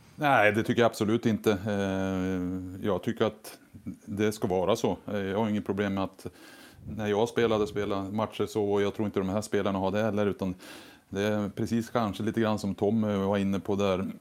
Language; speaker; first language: Swedish; native; Swedish